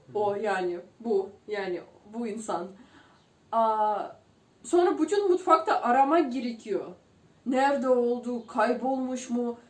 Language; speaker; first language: Turkish; non-native, fluent; Russian